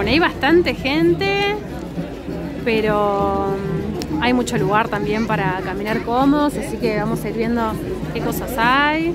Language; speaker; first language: Spanish; native; Spanish